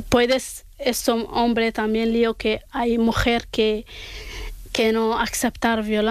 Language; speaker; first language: Spanish; non-native, learner; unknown